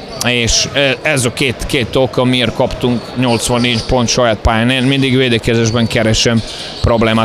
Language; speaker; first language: Hungarian; non-native, fluent; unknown